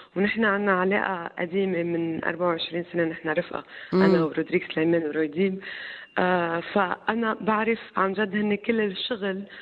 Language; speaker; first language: Arabic; native; Arabic